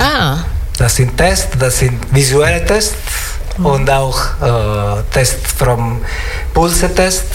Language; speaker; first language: German; non-native, learner; Italian